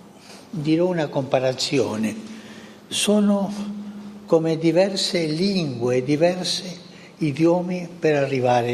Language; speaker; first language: Italian; non-native, fluent; Spanish